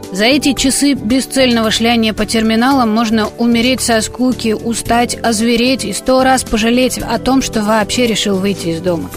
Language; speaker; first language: Russian; native; Russian